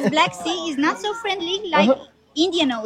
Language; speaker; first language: English; non-native, learner; Romanian